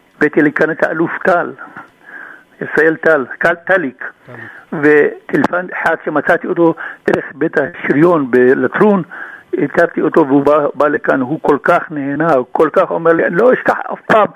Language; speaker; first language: Hebrew; native; Hebrew